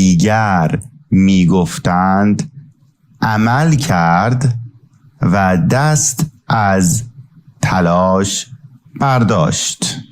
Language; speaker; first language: Persian; non-native, learner; Urdu